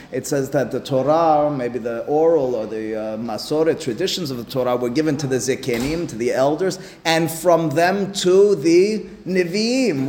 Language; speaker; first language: English; native; English